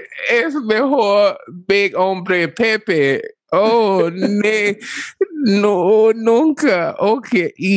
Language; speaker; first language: Spanish; non-native, learner; English